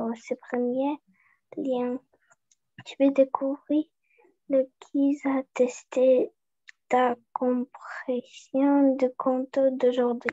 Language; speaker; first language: French; non-native, learner; Russian